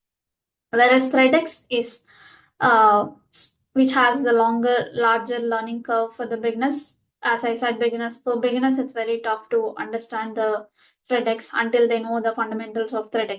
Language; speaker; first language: English; non-native, local second language; Telugu